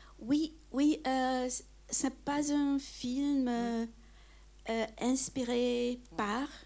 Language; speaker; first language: French; non-native, fluent; Hungarian